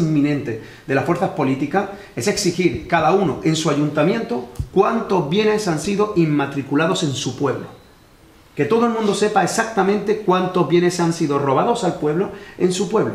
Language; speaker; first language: Spanish; native; Spanish